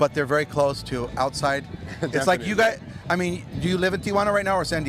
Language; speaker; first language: English; native; English